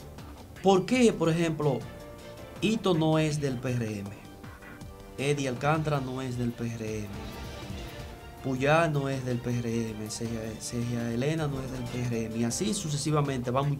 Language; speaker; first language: Spanish; native; Spanish